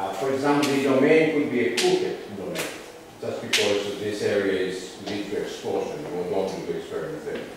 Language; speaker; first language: English; non-native, fluent; Greek